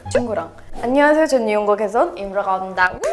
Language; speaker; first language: Korean; non-native, learner; English